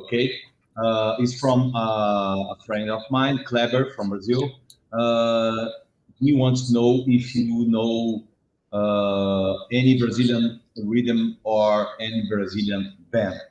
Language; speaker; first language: English; non-native, learner; Portuguese